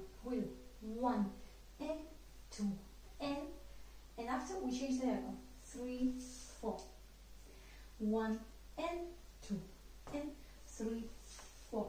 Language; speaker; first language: English; non-native, fluent; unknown